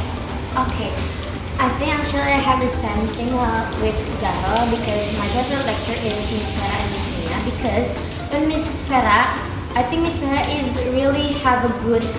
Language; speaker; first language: English; non-native, learner; Indonesian